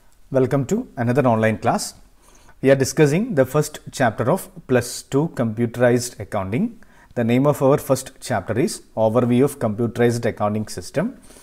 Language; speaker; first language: English; non-native, local second language; Malayalam